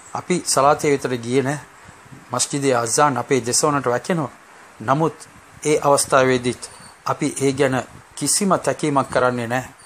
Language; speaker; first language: Sinhala; non-native, local second language; Tamil